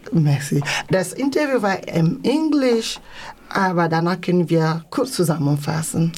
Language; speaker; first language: German; non-native, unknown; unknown